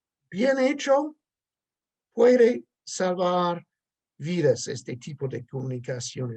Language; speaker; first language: Spanish; non-native, fluent; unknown